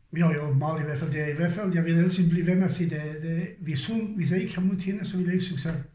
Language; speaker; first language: Danish; non-native, fluent; Serbian